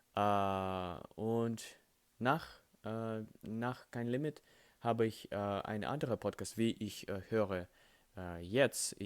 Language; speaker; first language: German; non-native, learner; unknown